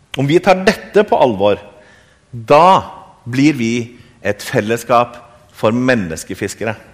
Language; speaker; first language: Norwegian; native; Norwegian